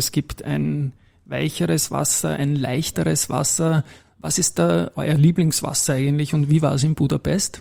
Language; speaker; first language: German; native; German